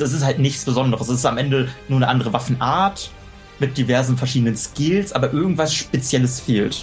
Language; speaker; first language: German; native; German